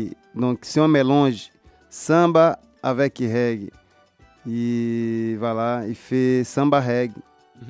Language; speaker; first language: French; non-native, learner; Portuguese